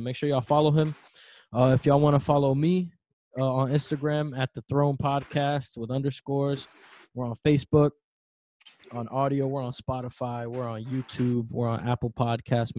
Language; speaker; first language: English; early bilingual, other home language; Spanish